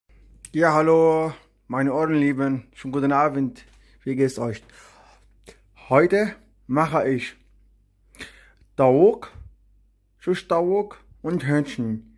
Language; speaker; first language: German; non-native, learner; Arabic